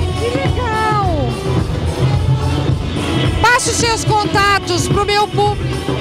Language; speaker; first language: Portuguese; native; Portuguese